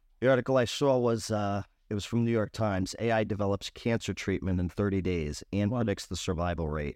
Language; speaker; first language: English; native; English